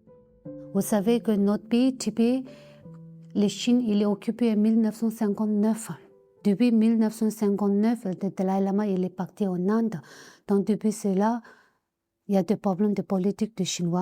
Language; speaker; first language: French; non-native, learner; Tibetan